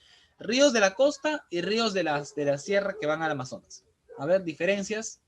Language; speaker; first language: Spanish; native; Spanish